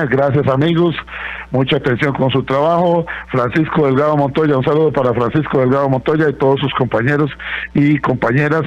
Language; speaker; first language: Spanish; native; Spanish